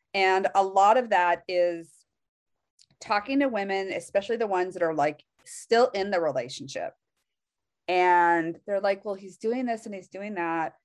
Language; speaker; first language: English; native; English